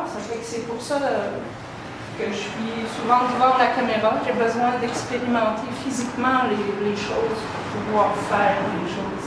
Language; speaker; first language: French; native; French